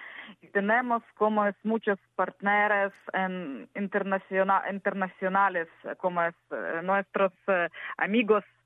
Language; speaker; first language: Spanish; non-native, learner; Ukrainian